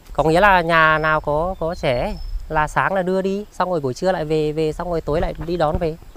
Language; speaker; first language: Vietnamese; non-native, local second language; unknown